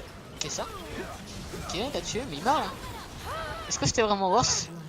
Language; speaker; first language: French; native; French